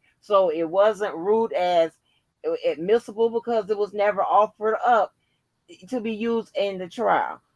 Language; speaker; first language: English; native; English